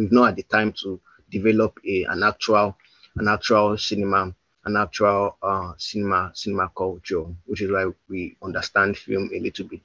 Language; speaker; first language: English; non-native, local second language; Yoruba